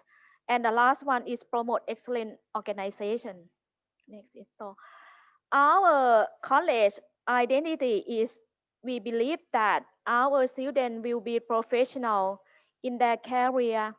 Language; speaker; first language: English; non-native, fluent; Thai